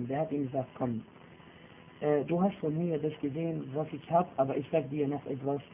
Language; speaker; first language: German; non-native, fluent; Arabic